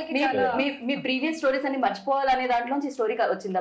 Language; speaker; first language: Telugu; native; Telugu